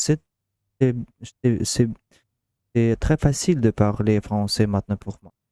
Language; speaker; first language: French; non-native, learner; Russian